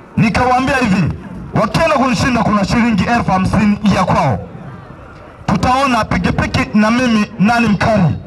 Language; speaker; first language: Swahili; non-native, fluent; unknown